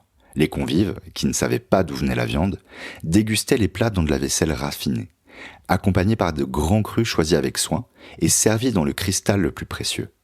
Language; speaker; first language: French; native; French